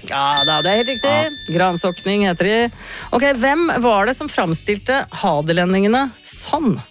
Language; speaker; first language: Norwegian; native; Norwegian